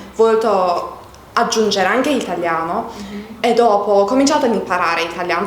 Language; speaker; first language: Italian; non-native, learner; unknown